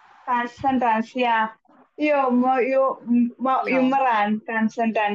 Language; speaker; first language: Finnish; non-native, learner; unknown